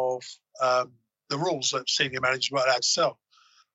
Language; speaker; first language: English; native; English